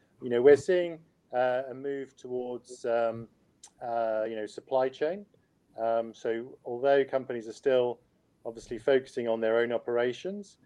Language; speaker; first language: English; native; English